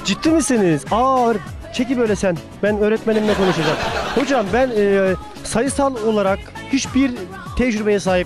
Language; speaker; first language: Turkish; native; Turkish